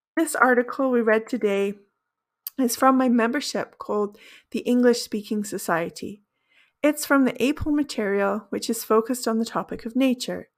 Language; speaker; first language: English; native; English